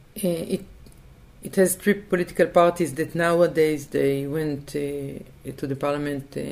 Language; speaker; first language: English; non-native, fluent; Hebrew